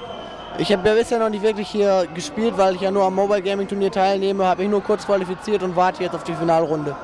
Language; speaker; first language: German; native; German